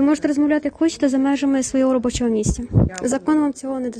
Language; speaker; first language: Ukrainian; native; Ukrainian